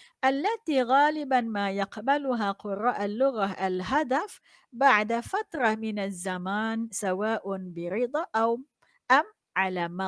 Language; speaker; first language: Arabic; non-native, fluent; Malay